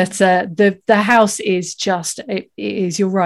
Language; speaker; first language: English; native; English